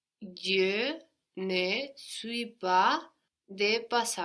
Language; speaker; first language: French; non-native, learner; English